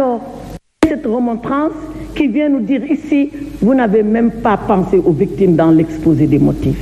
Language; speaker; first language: French; non-native, local second language; Fula